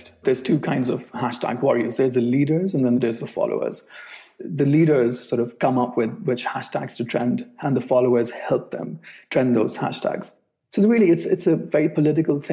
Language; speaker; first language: English; non-native, local second language; Urdu